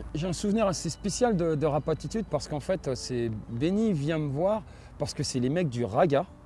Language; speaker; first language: French; native; French